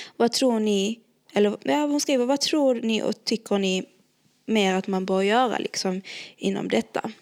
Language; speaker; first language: Swedish; early bilingual, other home language; Arabic